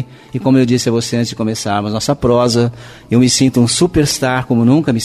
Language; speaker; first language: Portuguese; native; Portuguese